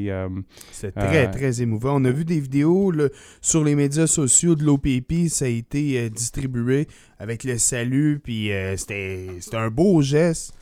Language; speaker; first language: French; native; French